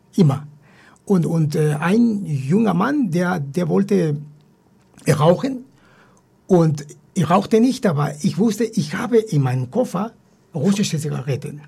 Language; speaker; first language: German; non-native, fluent; Spanish